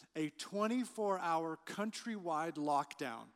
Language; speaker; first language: English; native; English